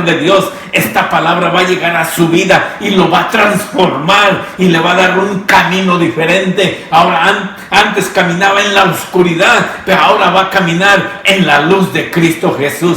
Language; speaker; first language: Spanish; native; Spanish